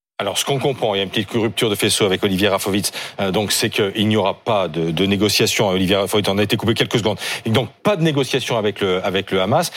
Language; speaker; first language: French; native; French